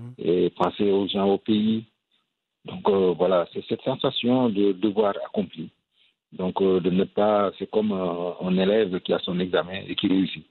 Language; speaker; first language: French; non-native, local second language; Wolof